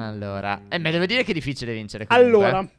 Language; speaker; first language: Italian; native; Italian